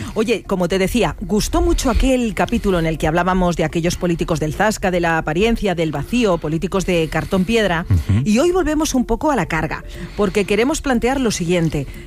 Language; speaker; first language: Spanish; native; Spanish